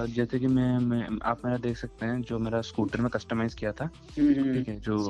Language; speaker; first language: Hindi; non-native, local second language; Odia